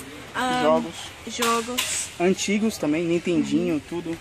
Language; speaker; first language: Portuguese; native; Portuguese